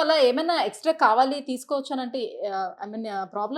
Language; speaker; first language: Telugu; native; Telugu